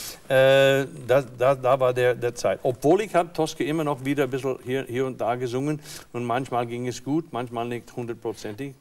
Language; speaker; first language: German; non-native, fluent; English